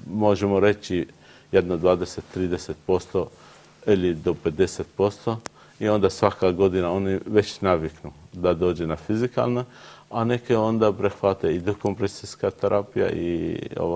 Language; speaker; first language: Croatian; non-native, learner; Arabic